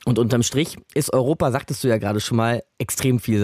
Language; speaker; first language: German; native; German